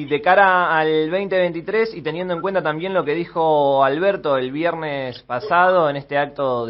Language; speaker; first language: Spanish; native; Spanish